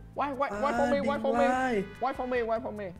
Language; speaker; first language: English; non-native, learner; Vietnamese